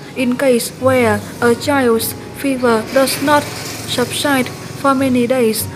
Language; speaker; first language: English; non-native, fluent; Vietnamese